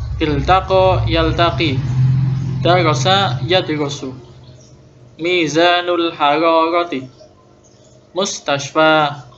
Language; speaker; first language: Arabic; non-native, fluent; Indonesian